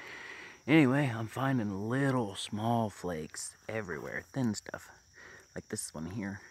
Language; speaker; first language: English; native; English